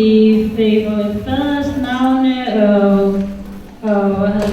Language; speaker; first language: Danish; non-native, learner; Kinyarwanda